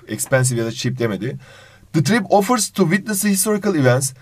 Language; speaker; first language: English; non-native, fluent; Turkish